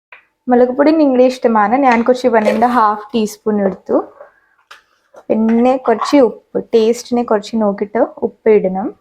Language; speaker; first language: Malayalam; non-native, local second language; Hindi